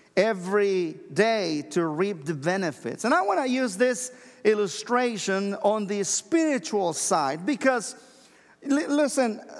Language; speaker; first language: English; non-native, fluent; Spanish